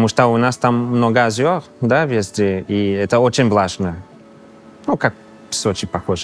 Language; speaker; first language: Russian; non-native, fluent; English